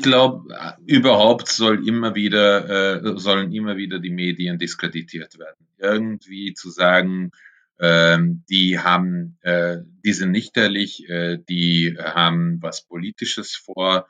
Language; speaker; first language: German; non-native, fluent; Hungarian